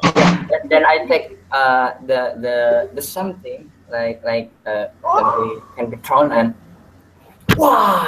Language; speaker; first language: English; non-native, learner; Indonesian